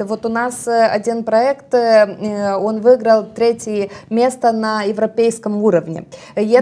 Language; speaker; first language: Russian; non-native, local second language; Romanian